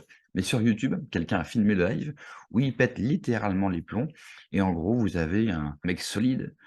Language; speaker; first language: French; native; French